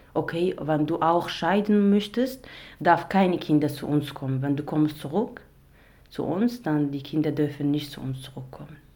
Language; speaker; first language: German; non-native, learner; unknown